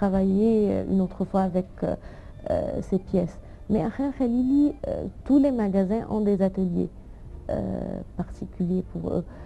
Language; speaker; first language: French; non-native, fluent; Arabic